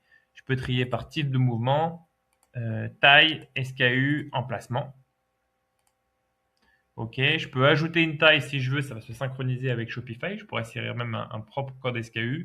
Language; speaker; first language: French; native; French